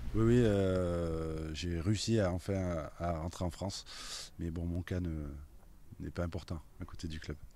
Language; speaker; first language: French; native; French